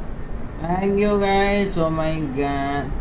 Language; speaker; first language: English; non-native, local second language; Indonesian